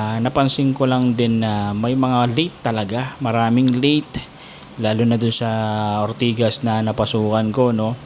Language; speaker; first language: Filipino; native; Filipino